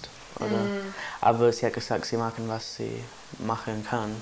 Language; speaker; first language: German; non-native, learner; English